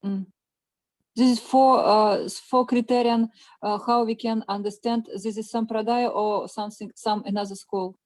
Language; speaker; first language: English; non-native, learner; Russian